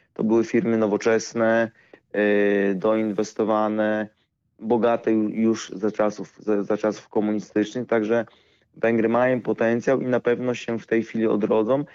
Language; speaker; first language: Polish; native; Polish